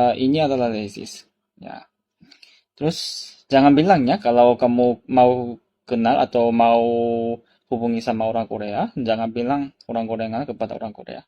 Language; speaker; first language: Indonesian; non-native, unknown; Korean